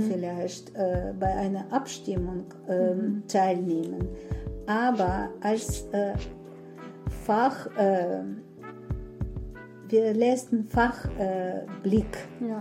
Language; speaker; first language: German; non-native, fluent; Russian